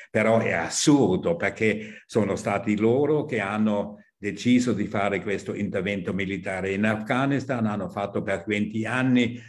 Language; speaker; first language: Italian; non-native, fluent; German